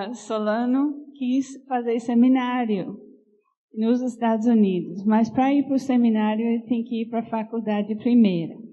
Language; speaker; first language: Portuguese; non-native, fluent; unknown